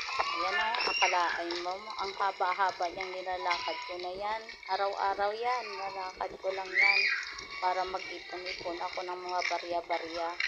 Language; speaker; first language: Filipino; non-native, local second language; Hiligaynon